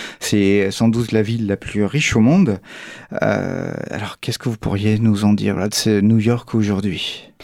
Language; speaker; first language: French; native; French